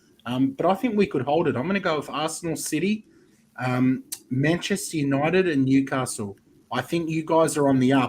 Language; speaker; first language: English; native; English